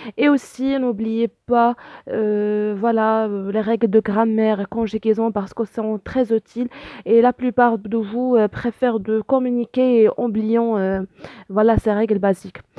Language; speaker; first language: French; non-native, local second language; Arabic